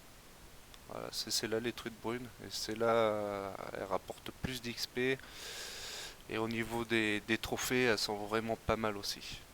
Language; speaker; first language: French; native; French